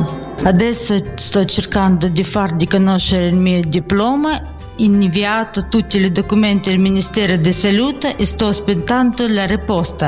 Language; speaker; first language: Italian; non-native, learner; Ukrainian